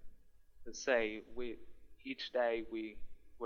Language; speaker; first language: English; non-native, fluent; Spanish